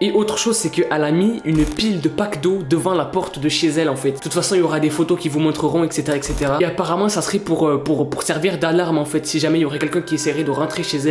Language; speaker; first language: French; native; French